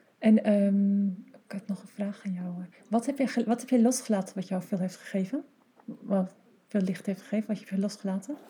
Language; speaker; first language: Dutch; non-native, fluent; English